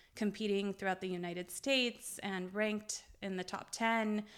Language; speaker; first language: English; early bilingual, other home language; Armenian